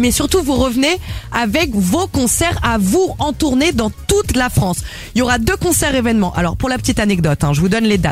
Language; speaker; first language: French; native; French